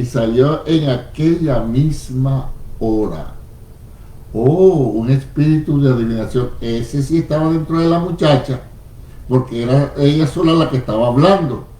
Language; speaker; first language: Spanish; native; Spanish